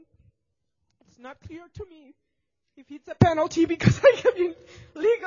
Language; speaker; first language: English; non-native, fluent; Russian